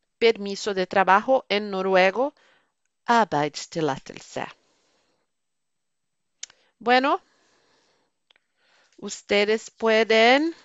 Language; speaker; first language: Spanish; non-native, fluent; Portuguese